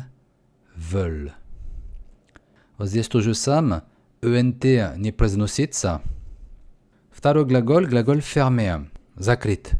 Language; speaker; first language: Russian; non-native, learner; French